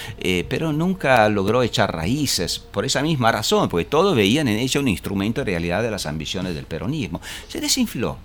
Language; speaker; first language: Spanish; non-native, fluent; Italian